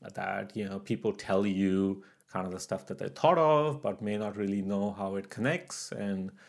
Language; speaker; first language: English; native; English